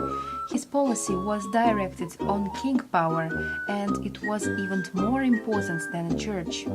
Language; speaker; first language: English; non-native, learner; Russian